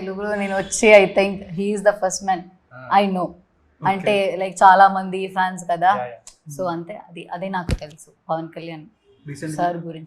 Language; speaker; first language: Telugu; non-native, learner; Malayalam